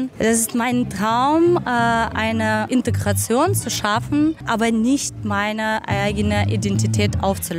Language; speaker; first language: German; non-native, fluent; Ukrainian